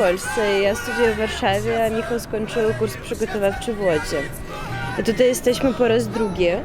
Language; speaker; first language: Polish; early bilingual, heritage; Polish